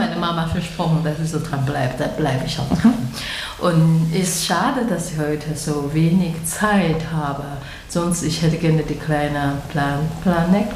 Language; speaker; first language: German; non-native, learner; Chinese